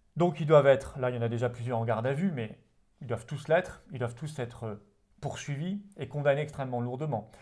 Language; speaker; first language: French; native; French